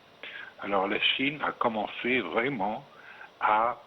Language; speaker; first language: French; non-native, fluent; Arabic